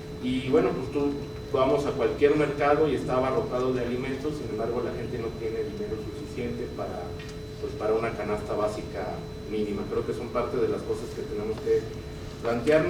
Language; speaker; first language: Spanish; native; Spanish